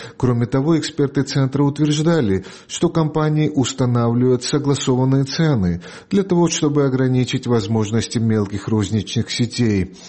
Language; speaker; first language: Russian; non-native, local second language; Georgian